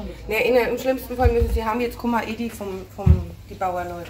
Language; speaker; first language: German; native; German